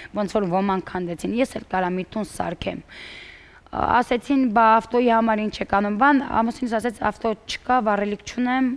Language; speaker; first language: Armenian; native; Armenian